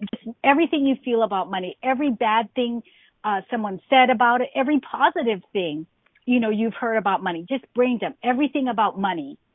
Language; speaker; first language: English; native; English